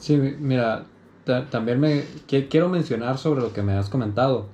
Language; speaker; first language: Spanish; native; Spanish